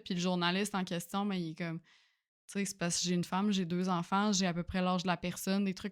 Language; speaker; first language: French; native; French